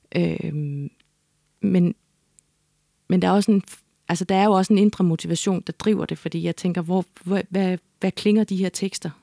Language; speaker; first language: Danish; native; Danish